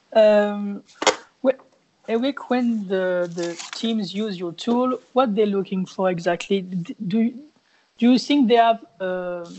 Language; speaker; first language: English; non-native, learner; French